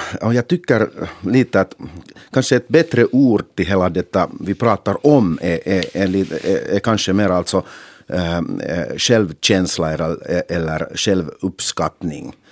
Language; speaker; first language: Swedish; non-native, local second language; Finnish